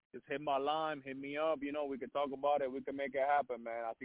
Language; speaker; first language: English; early bilingual, other home language; Spanish